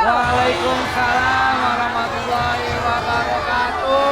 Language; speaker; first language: Indonesian; native; Indonesian